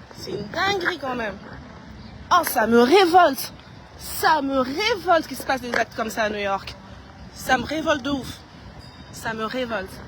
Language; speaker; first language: French; non-native, local second language; Lingala